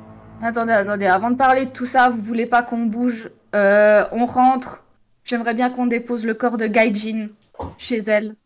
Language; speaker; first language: French; native; French